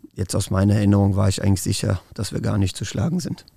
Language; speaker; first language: German; native; German